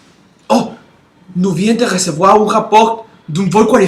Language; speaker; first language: French; non-native, learner; Spanish